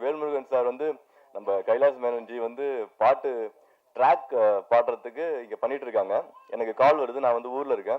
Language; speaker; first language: Tamil; native; Tamil